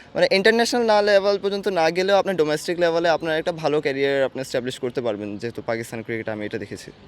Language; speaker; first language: Bangla; early bilingual, other home language; Urdu